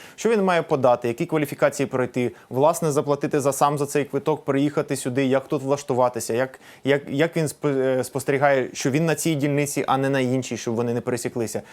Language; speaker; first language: Ukrainian; native; Ukrainian